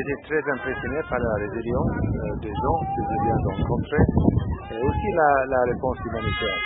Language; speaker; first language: French; non-native, fluent; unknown